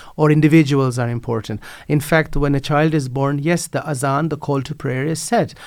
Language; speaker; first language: English; non-native, fluent; Dutch